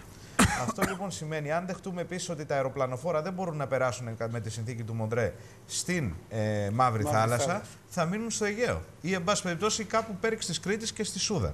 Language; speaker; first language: Greek; native; Greek